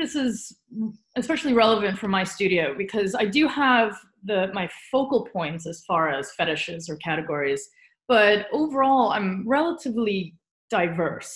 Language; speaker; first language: English; early bilingual, other home language; Romanian